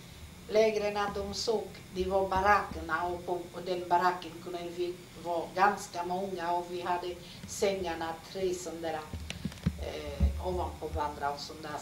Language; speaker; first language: Swedish; non-native, fluent; Polish